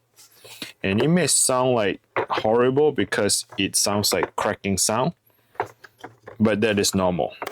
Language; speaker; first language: English; non-native, fluent; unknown